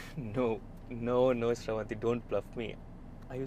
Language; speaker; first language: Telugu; non-native, learner; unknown